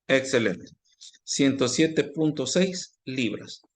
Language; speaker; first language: Spanish; native; Spanish